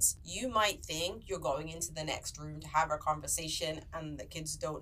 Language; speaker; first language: English; native; English